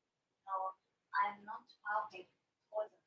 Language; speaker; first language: English; non-native, learner; Japanese